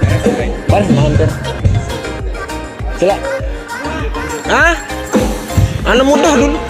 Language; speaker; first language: Indonesian; native; Indonesian